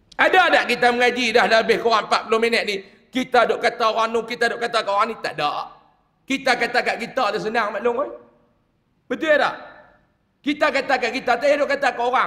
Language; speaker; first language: Malay; native; Malay